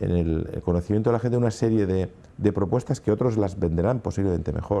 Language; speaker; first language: Spanish; native; Spanish